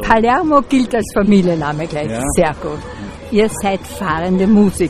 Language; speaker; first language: German; native; German